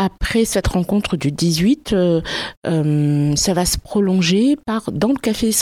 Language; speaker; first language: French; native; French